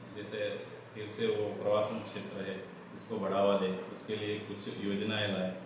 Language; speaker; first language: Hindi; non-native, local second language; Gujarati